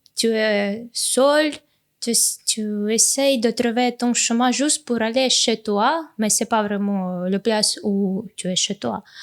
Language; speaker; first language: French; non-native, learner; Ukrainian